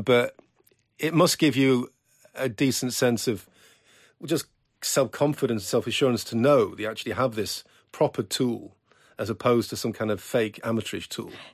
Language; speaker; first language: English; native; English